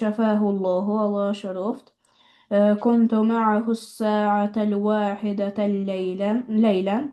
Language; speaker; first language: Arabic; non-native, learner; Albanian